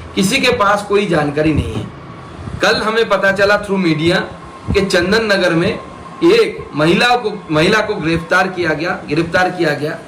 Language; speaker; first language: Hindi; non-native, local second language; Bangla